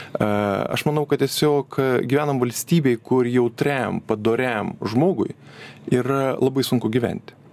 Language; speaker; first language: Lithuanian; native; Lithuanian